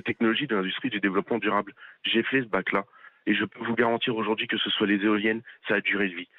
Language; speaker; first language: French; native; French